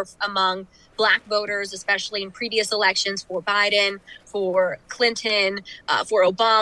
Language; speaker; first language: English; native; English